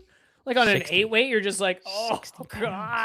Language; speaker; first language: English; native; English